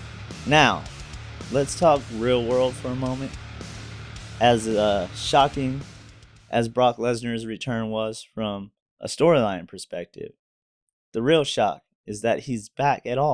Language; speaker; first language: English; native; English